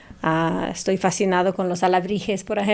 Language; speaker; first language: Spanish; non-native, fluent; English